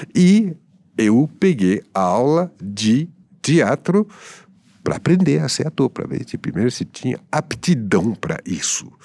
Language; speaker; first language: Portuguese; non-native, fluent; French